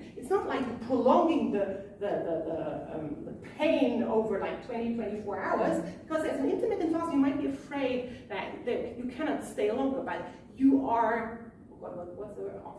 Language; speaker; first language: English; non-native, fluent; German